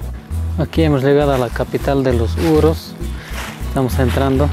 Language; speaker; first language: Spanish; native; Spanish